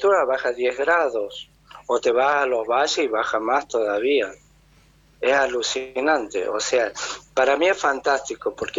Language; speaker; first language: Spanish; native; Spanish